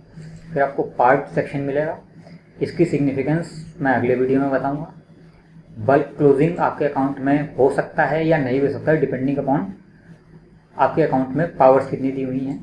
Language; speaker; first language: Hindi; native; Hindi